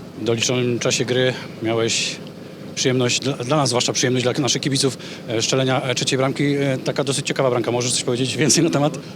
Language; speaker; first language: Polish; native; Polish